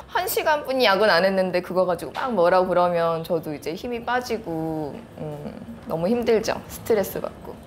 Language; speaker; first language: Korean; native; Korean